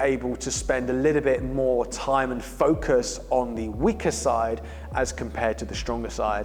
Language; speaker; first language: English; native; English